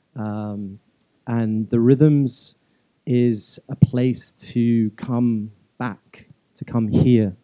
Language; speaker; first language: English; native; English